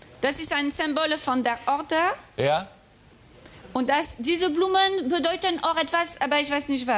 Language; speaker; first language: German; non-native, fluent; French